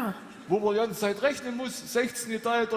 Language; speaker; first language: German; native; German